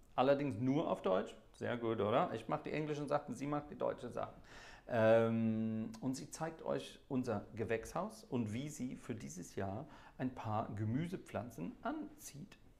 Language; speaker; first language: German; non-native, fluent; English